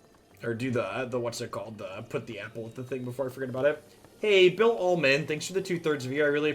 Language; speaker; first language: English; native; English